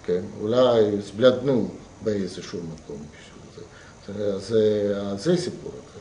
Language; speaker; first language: Hebrew; non-native, fluent; Russian